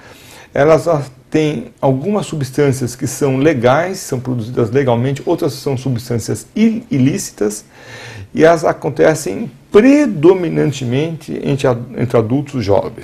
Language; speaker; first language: Portuguese; native; Portuguese